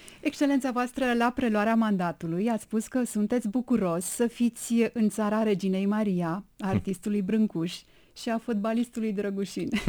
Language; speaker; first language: Romanian; native; Romanian